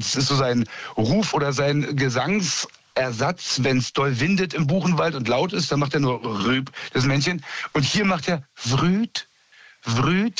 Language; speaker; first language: German; native; German